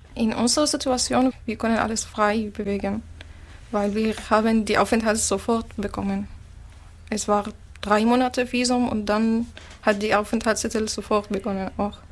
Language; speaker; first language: German; non-native, learner; Arabic